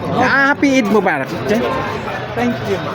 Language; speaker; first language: English; non-native, learner; Filipino